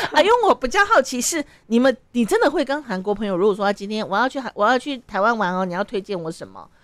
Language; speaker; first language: Chinese; native; Chinese